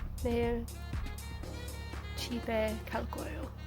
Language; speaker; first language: Korean; non-native, learner; English